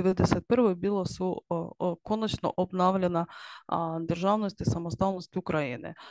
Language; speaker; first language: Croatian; non-native, learner; Ukrainian